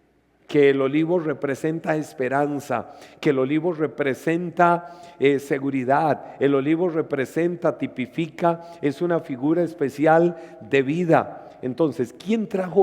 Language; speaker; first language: Spanish; native; Spanish